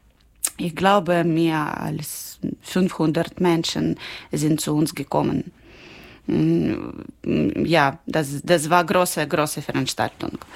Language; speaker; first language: German; non-native, learner; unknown